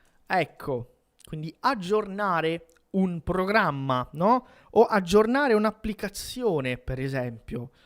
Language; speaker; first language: Italian; non-native, fluent; Portuguese